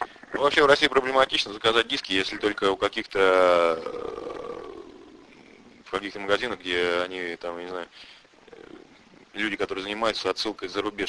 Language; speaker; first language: Russian; native; Russian